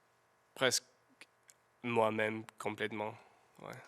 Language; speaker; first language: French; non-native, learner; English